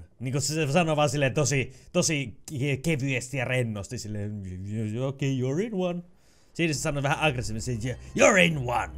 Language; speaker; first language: Finnish; native; Finnish